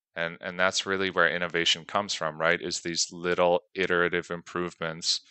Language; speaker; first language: English; native; English